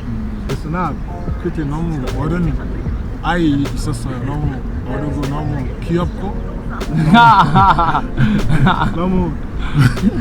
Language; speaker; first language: Korean; non-native, fluent; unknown